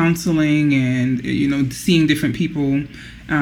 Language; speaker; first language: English; native; English